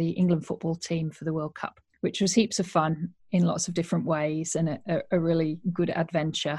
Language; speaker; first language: English; native; English